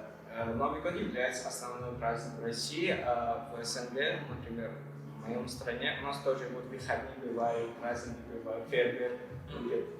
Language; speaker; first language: Russian; non-native, local second language; Tajik